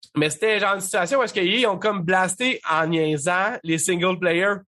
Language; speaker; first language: French; native; French